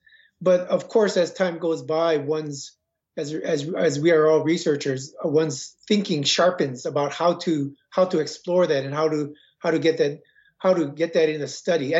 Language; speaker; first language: English; native; English